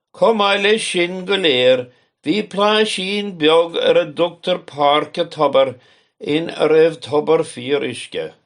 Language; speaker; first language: Irish; native; Irish